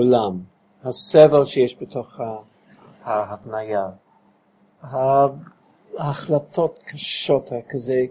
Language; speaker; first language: Hebrew; non-native, fluent; English